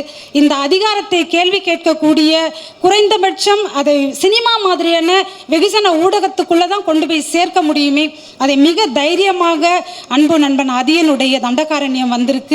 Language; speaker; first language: Tamil; native; Tamil